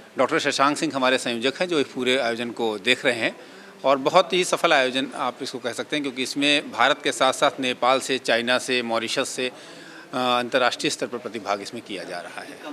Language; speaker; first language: Hindi; native; Hindi